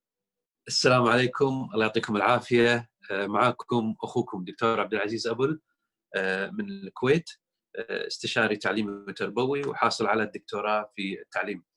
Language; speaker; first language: Arabic; native; Arabic